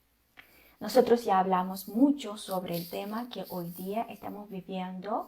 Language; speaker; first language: Spanish; non-native, fluent; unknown